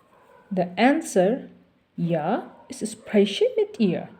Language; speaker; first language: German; non-native, fluent; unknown